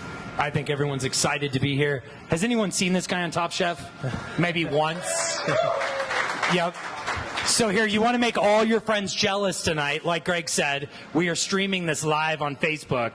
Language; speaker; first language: English; native; English